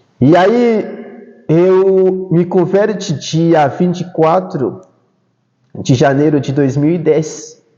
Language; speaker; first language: Portuguese; non-native, fluent; Haitian Creole